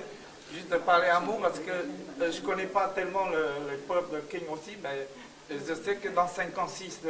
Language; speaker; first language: French; non-native, fluent; Chinese